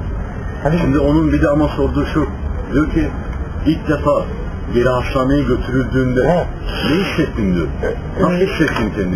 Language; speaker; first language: Turkish; early bilingual, heritage; Turkish